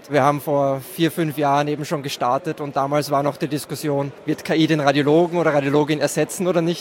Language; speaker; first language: German; native; German